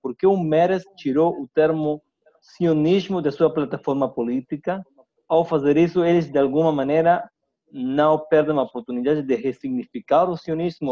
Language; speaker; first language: Portuguese; non-native, fluent; Spanish